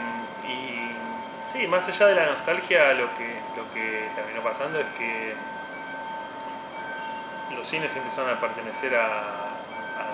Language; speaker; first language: Spanish; native; Spanish